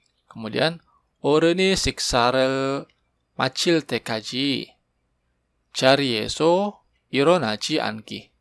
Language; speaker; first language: Korean; non-native, fluent; Indonesian